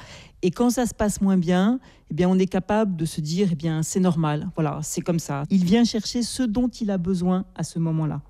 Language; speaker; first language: French; native; French